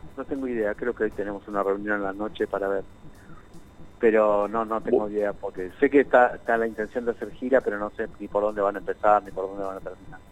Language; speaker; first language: Spanish; native; Spanish